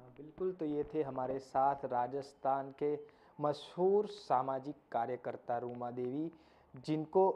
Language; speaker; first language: Hindi; non-native, local second language; Gujarati